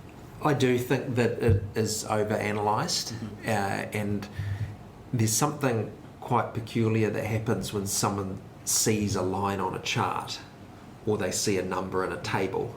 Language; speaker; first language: English; native; English